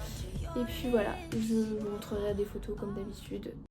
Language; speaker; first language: French; native; French